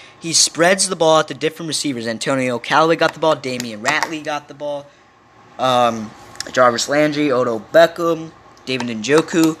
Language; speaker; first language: English; native; English